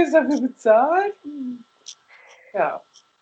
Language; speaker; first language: German; native; German